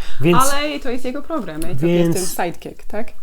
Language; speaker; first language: Polish; non-native, learner; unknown